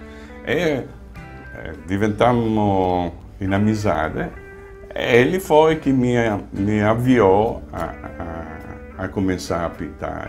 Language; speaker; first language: Portuguese; non-native, fluent; Italian